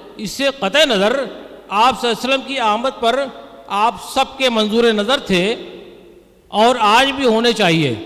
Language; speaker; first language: Urdu; native; Urdu